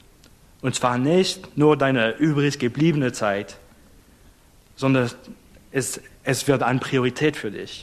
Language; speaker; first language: German; non-native, fluent; English